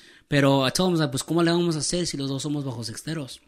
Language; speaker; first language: Spanish; early bilingual, heritage; Spanish